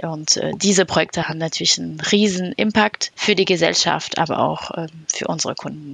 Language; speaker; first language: German; non-native, fluent; French